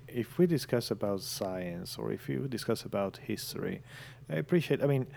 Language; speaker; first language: English; non-native, fluent; Italian